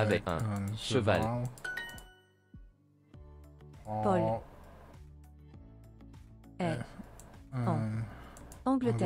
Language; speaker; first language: French; non-native, learner; English